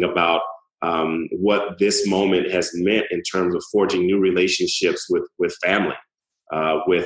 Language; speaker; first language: English; native; English